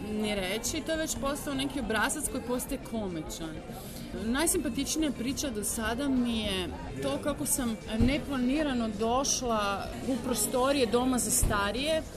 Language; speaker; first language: Croatian; native; Croatian